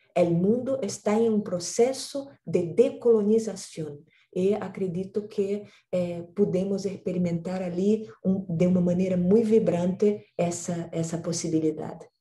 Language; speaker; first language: Portuguese; non-native, learner; Spanish